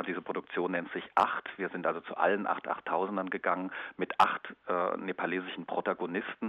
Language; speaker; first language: German; native; German